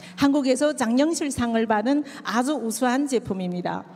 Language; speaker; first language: Korean; native; Korean